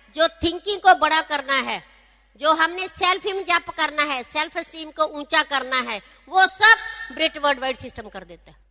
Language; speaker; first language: Hindi; non-native, local second language; Punjabi